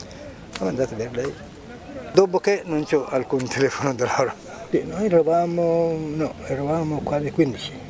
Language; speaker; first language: Italian; non-native, fluent; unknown